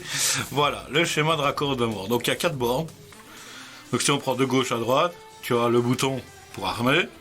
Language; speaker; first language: French; native; French